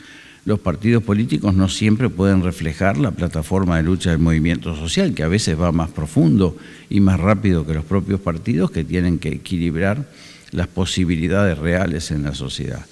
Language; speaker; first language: Spanish; native; Spanish